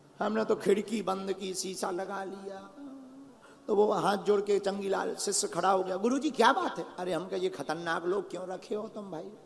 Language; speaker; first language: Hindi; native; Hindi